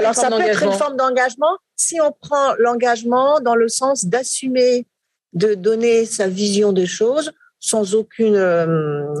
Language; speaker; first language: French; native; French